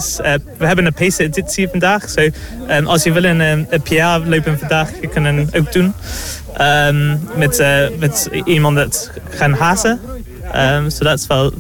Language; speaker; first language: Dutch; non-native, fluent; English